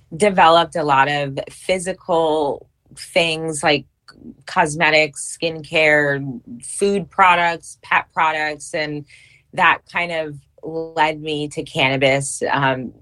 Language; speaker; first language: English; native; English